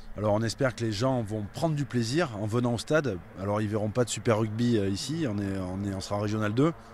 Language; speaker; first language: French; native; French